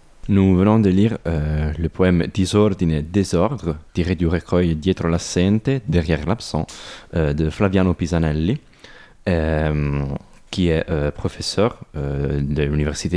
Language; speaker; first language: French; non-native, fluent; Italian